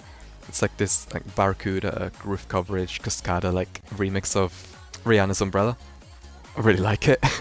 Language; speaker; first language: English; native; English